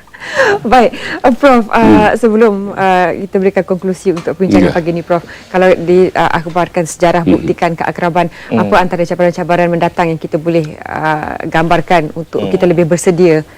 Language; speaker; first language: Malay; native; Malay